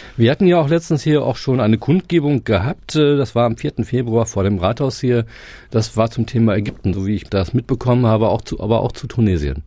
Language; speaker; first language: German; native; German